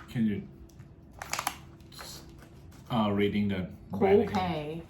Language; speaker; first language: English; non-native, learner; Thai